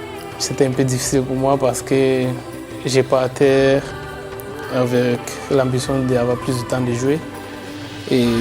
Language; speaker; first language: French; non-native, local second language; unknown